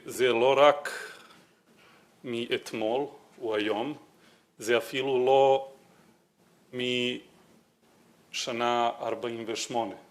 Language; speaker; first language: Hebrew; non-native, fluent; Serbian